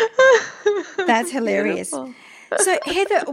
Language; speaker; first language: English; early bilingual, other home language; French